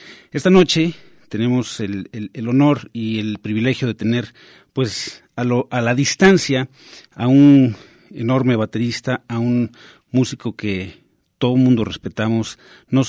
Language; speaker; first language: Spanish; native; Spanish